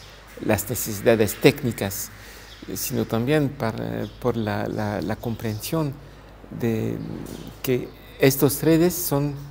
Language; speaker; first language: Spanish; non-native, fluent; French